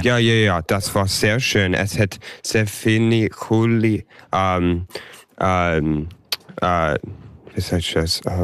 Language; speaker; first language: German; early bilingual, heritage; English